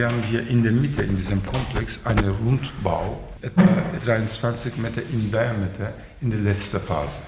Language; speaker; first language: German; non-native, learner; Turkish